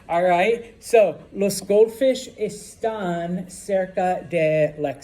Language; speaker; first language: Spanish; non-native, fluent; English